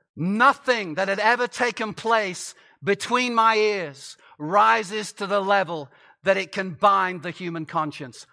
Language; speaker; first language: English; native; English